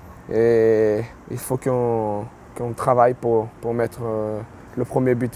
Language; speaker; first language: French; non-native, fluent; Portuguese